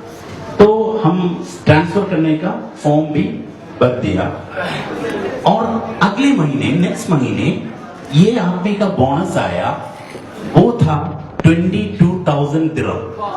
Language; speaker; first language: Hindi; non-native, fluent; Bangla